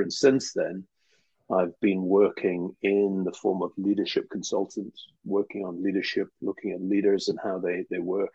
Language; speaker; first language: English; native; English